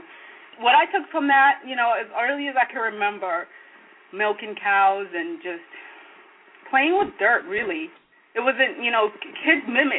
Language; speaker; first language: English; non-native, local second language; Kikuyu